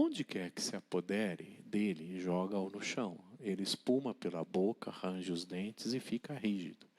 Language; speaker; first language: Portuguese; native; Portuguese